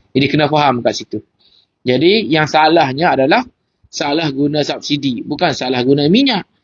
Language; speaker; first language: Malay; native; Malay